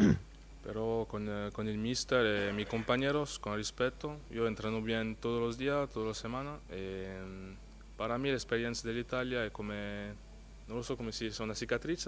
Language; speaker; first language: Spanish; non-native, fluent; French